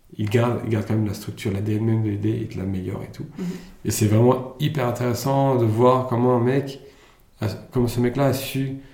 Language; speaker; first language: French; early bilingual, other home language; Italian